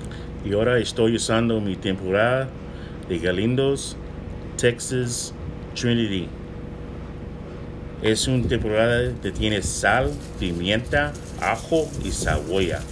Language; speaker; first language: Spanish; early bilingual, heritage; English